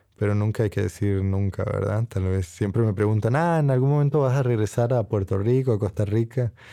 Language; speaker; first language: Spanish; native; Spanish